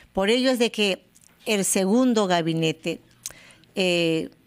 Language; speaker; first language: Spanish; native; Spanish